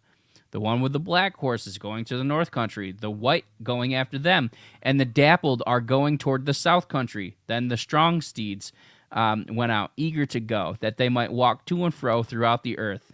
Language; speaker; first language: English; native; English